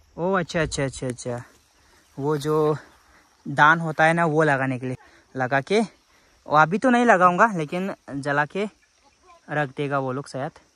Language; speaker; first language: Hindi; non-native, local second language; Garo